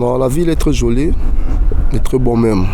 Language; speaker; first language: French; non-native, learner; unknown